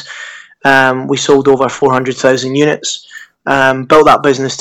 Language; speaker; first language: English; native; English